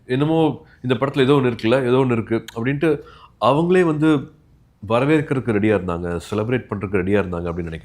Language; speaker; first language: Tamil; native; Tamil